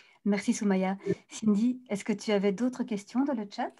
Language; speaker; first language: French; native; French